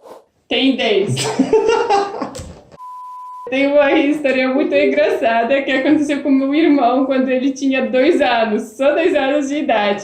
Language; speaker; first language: Portuguese; non-native, fluent; Polish